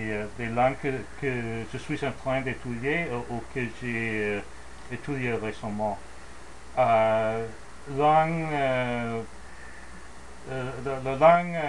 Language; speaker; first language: French; non-native, learner; English